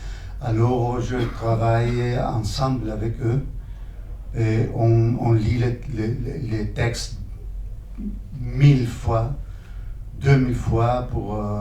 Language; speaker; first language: French; non-native, fluent; Spanish